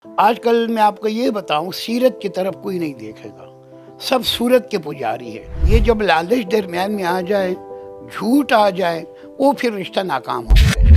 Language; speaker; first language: Urdu; non-native, local second language; Pashto